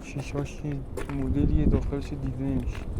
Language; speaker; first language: Persian; native; Persian